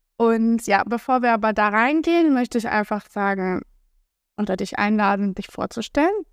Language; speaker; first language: German; native; German